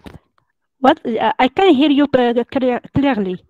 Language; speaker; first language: English; non-native, learner; Arabic